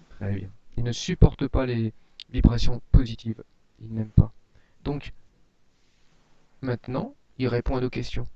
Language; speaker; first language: French; native; French